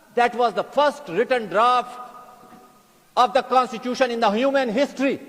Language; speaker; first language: English; non-native, local second language; Pashto